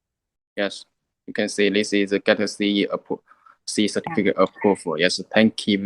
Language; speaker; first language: English; non-native, learner; Chinese